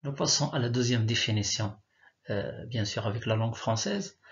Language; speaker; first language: French; non-native, local second language; Arabic